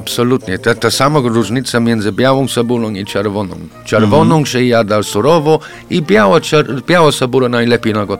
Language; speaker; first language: Polish; non-native, fluent; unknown